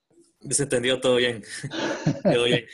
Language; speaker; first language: Spanish; native; Spanish